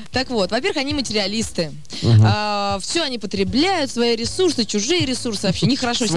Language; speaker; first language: Russian; native; Russian